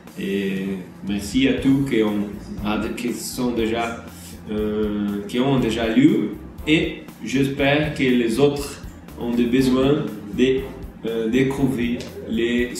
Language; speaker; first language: French; non-native, learner; Portuguese